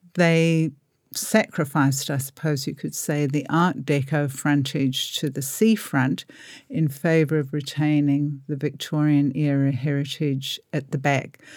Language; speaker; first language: English; native; English